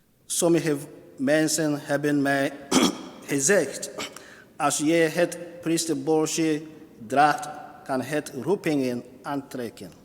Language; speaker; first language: Dutch; non-native, fluent; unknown